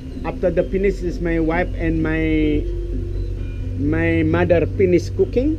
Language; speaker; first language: English; non-native, learner; Balinese